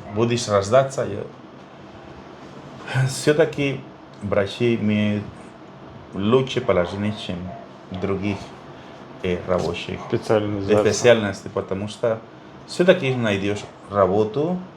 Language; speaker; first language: Russian; non-native, fluent; Spanish